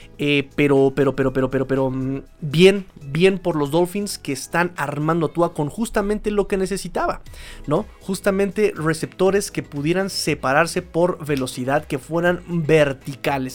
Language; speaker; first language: Spanish; native; Spanish